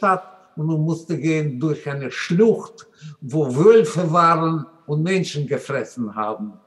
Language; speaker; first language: German; non-native, learner; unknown